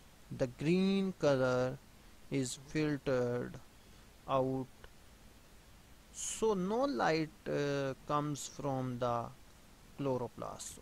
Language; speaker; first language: English; non-native, local second language; Urdu